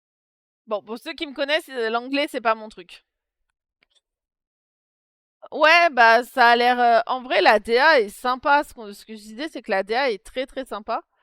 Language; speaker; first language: French; native; French